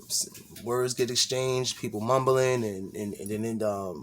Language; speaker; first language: English; native; English